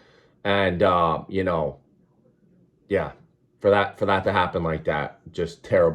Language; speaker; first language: English; native; English